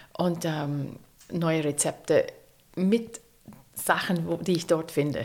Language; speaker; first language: German; non-native, fluent; English